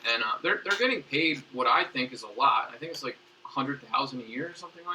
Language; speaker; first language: English; native; English